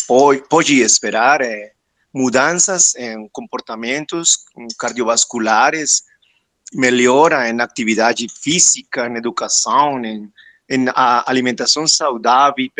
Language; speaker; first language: Portuguese; non-native, fluent; Spanish